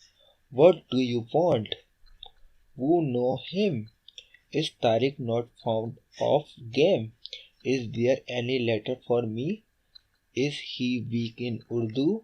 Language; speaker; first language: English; non-native, learner; Urdu